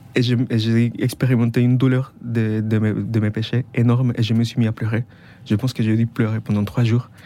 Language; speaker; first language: French; non-native, fluent; Spanish